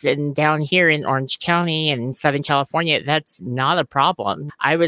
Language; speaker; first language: English; native; English